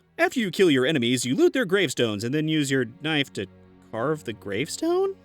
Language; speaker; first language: English; native; English